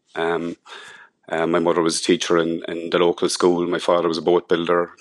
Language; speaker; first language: English; native; English